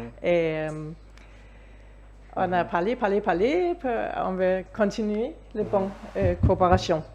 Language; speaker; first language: French; non-native, fluent; Danish